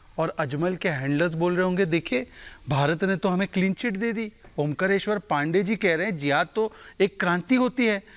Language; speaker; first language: Hindi; native; Hindi